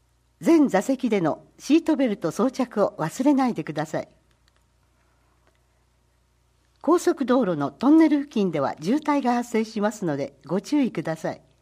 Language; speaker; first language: Japanese; native; Japanese